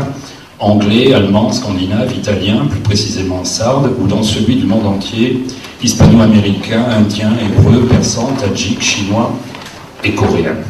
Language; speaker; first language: French; native; French